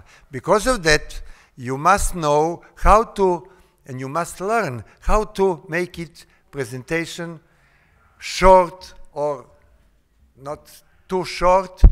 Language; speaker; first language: English; non-native, fluent; Serbian